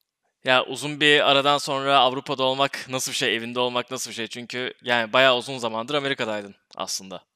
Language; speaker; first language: Turkish; native; Turkish